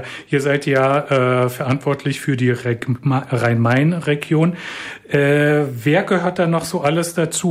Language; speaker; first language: German; native; German